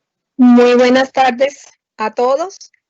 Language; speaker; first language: Spanish; native; Spanish